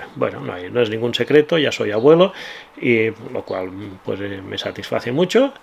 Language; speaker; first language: Spanish; non-native, local second language; Catalan